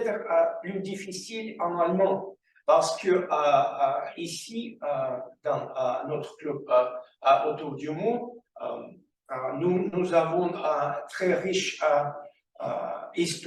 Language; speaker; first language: French; non-native, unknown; Russian